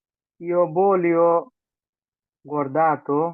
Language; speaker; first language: Italian; non-native, learner; Bangla